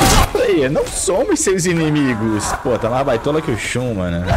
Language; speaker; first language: Portuguese; native; Portuguese